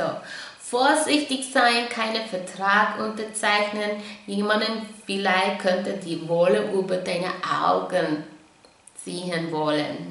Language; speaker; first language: German; non-native, fluent; English